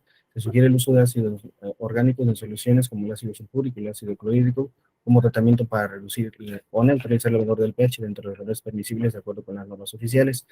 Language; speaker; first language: Spanish; native; Spanish